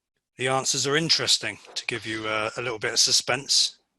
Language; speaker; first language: English; native; English